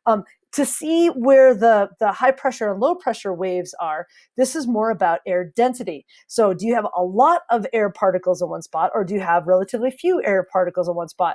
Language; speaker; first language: English; native; English